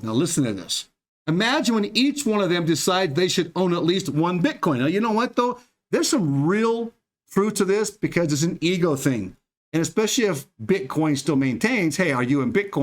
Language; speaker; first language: English; native; English